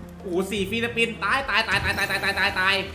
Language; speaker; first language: Thai; native; Thai